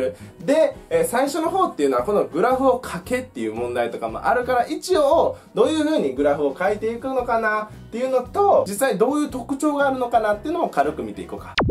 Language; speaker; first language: Japanese; native; Japanese